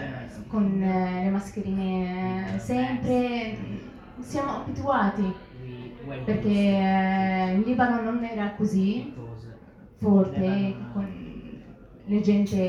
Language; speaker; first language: Italian; non-native, learner; Arabic